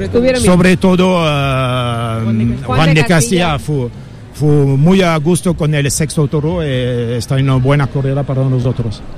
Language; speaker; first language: Spanish; non-native, learner; French